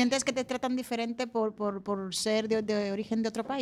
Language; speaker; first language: Spanish; native; Spanish